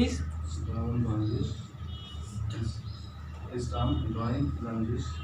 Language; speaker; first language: German; non-native, learner; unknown